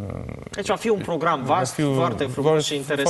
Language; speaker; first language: Romanian; native; Romanian